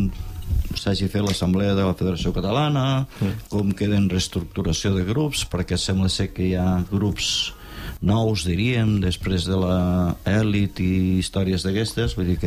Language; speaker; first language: Catalan; native; Catalan